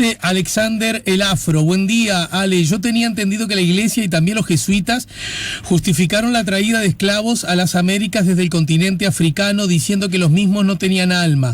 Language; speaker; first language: Spanish; native; Spanish